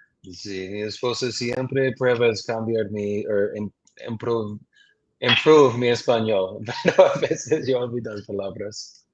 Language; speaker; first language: Spanish; non-native, learner; English